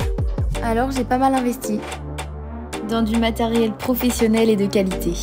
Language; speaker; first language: French; native; French